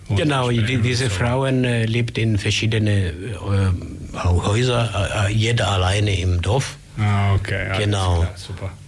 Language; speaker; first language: German; non-native, learner; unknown